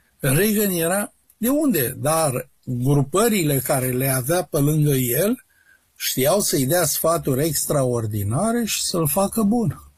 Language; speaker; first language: Romanian; native; Romanian